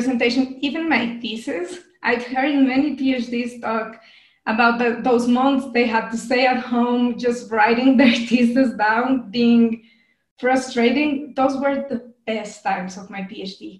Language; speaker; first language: English; non-native, fluent; Spanish